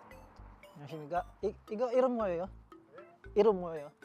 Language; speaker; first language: Korean; non-native, learner; Filipino